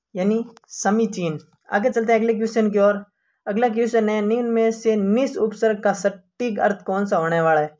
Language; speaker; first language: Hindi; native; Hindi